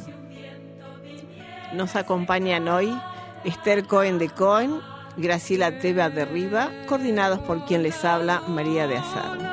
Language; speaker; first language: Spanish; native; Spanish